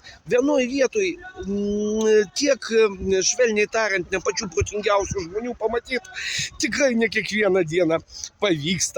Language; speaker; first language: Lithuanian; native; Lithuanian